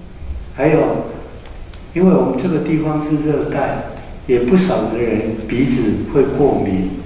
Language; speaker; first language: Chinese; native; Chinese